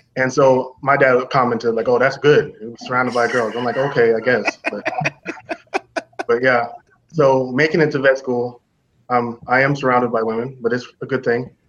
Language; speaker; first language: English; native; English